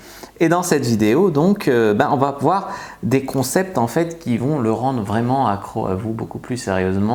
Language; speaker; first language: French; native; French